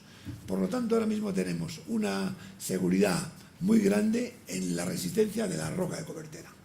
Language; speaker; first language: Spanish; native; Spanish